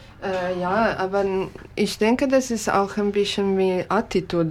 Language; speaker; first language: German; non-native, learner; Japanese